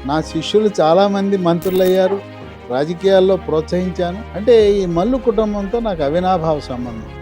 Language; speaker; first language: Telugu; native; Telugu